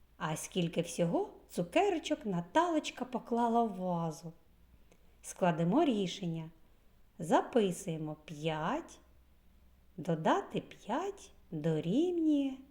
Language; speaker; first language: Ukrainian; native; Ukrainian